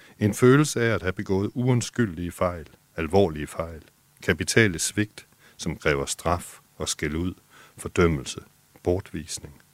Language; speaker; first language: Danish; native; Danish